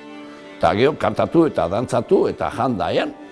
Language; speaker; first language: Basque; native; Basque